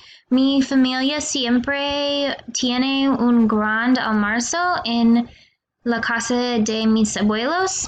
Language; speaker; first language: Spanish; non-native, learner; English